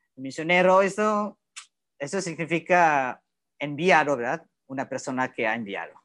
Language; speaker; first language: Spanish; non-native, learner; Indonesian